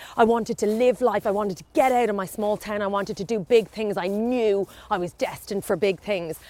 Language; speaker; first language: English; native; English